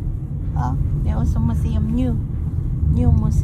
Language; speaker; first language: Danish; non-native, learner; Filipino